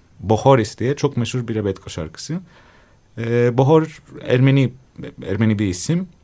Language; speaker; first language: Turkish; non-native, fluent; Greek